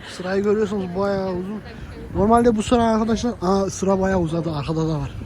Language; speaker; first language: Turkish; early bilingual, heritage; Turkish